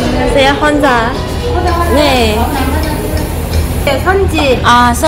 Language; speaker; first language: Korean; non-native, learner; Cantonese